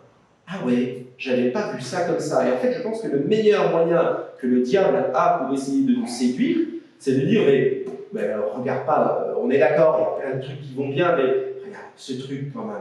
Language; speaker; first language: French; native; French